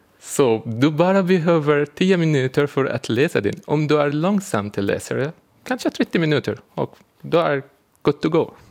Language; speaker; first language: Swedish; non-native, learner; Arabic